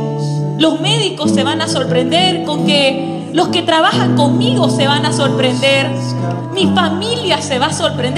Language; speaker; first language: Spanish; native; Spanish